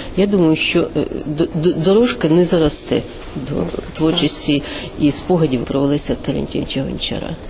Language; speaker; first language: Ukrainian; native; Ukrainian